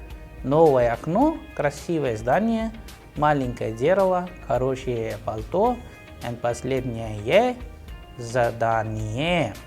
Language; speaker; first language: Russian; non-native, fluent; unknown